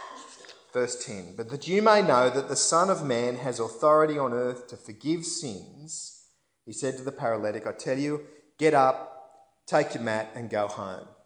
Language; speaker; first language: English; native; English